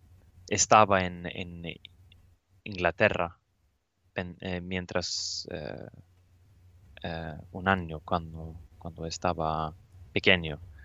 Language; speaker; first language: Spanish; non-native, learner; Swedish